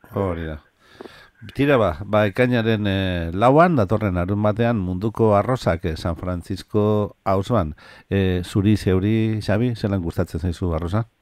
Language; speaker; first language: Basque; native; Basque